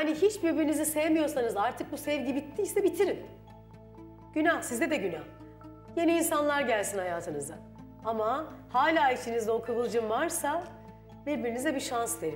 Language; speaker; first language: Turkish; native; Turkish